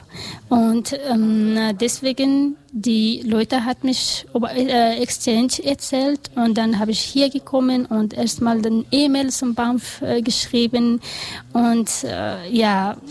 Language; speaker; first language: German; non-native, learner; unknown